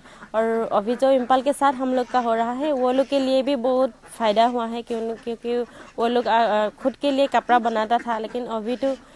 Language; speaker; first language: Hindi; non-native, local second language; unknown